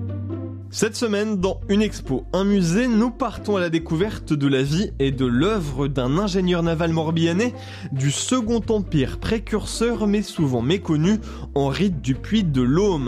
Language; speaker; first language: French; native; French